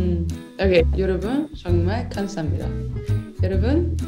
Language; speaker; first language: Korean; non-native, learner; Danish